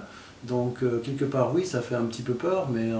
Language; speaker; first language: French; native; French